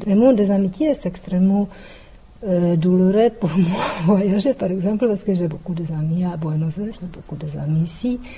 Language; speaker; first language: French; non-native, fluent; Czech